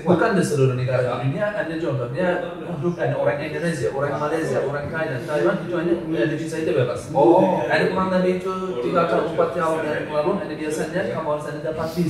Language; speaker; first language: Indonesian; non-native, learner; Turkish